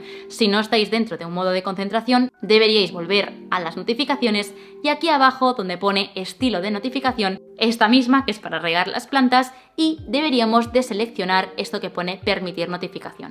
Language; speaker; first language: Spanish; native; Spanish